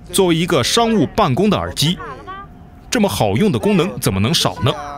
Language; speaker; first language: Chinese; native; Chinese